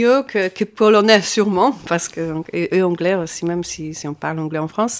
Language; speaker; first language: French; non-native, fluent; Polish